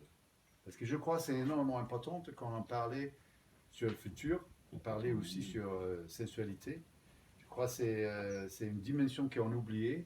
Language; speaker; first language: French; non-native, fluent; Danish